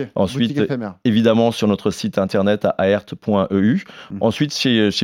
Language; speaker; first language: French; non-native, fluent; English